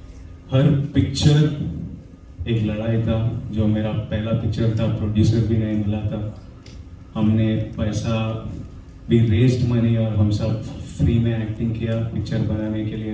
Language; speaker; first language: Hindi; non-native, local second language; Telugu